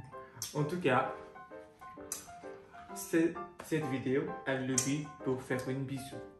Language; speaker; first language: French; non-native, learner; Korean